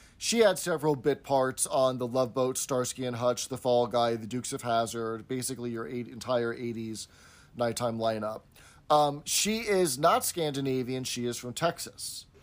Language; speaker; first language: English; native; English